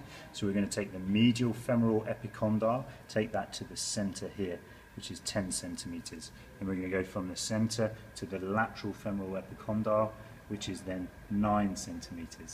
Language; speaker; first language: English; native; English